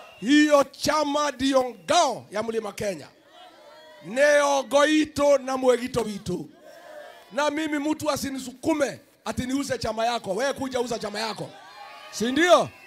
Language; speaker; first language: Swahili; non-native, local second language; Kikuyu